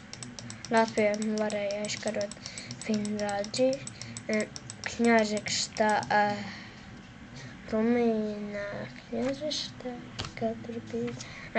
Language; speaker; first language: Latvian; non-native, local second language; Russian